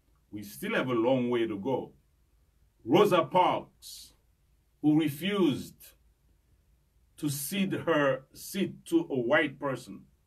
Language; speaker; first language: English; non-native, fluent; Haitian Creole